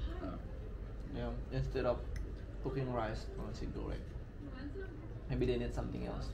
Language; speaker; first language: English; non-native, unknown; Indonesian